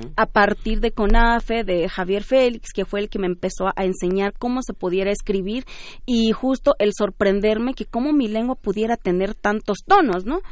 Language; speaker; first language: Spanish; early bilingual, other home language; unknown